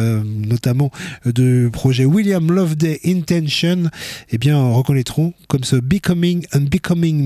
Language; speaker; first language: French; native; French